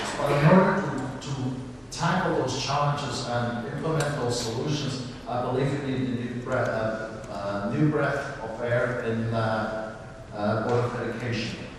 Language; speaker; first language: English; non-native, fluent; Swiss German